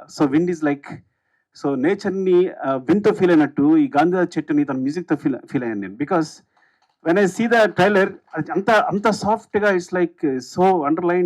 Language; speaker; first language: Telugu; native; Telugu